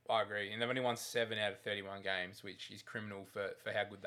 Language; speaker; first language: English; native; English